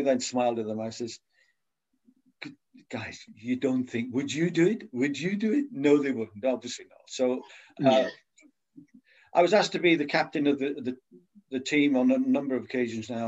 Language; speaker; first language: English; native; English